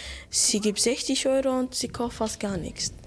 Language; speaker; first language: German; early bilingual, other home language; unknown